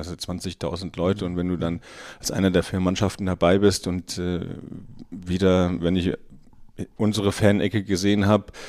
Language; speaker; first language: German; native; German